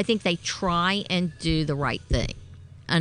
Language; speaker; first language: English; native; English